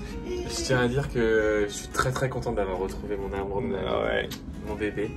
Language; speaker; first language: French; native; French